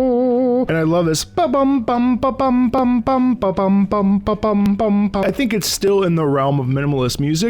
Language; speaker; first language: English; native; English